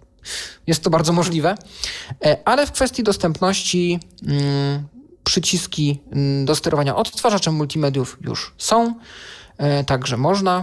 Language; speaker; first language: Polish; native; Polish